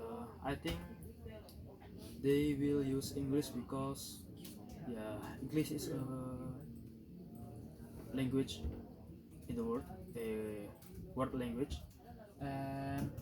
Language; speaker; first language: English; non-native, learner; Indonesian